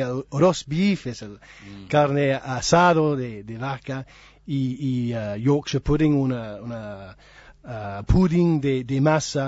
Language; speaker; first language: Spanish; non-native, learner; English